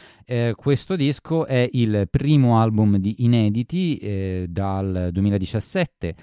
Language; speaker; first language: Italian; native; Italian